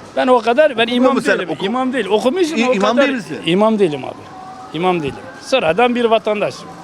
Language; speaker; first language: Turkish; native; Turkish